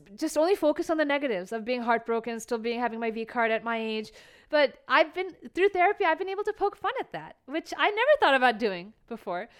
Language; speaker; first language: English; early bilingual, other home language; Bangla